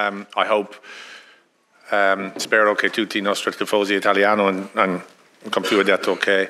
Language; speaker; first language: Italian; non-native, learner; English